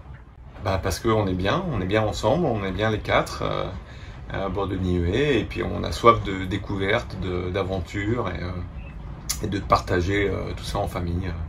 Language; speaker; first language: French; native; French